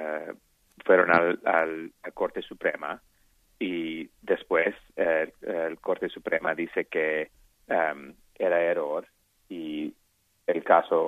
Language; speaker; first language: Spanish; non-native, learner; English